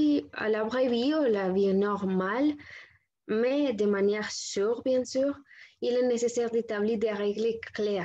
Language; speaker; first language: French; non-native, learner; Spanish